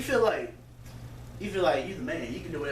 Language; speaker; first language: English; native; English